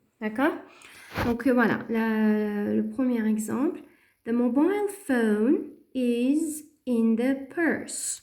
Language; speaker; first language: French; native; French